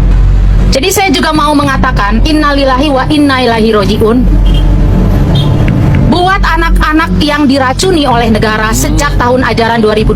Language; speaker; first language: Indonesian; native; Indonesian